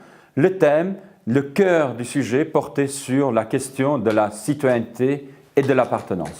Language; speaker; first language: French; native; French